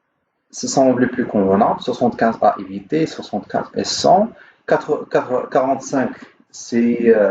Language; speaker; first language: French; non-native, local second language; Arabic